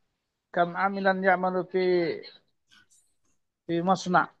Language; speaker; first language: Arabic; non-native, learner; Indonesian